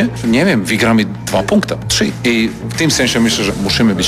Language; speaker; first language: Polish; non-native, learner; Serbian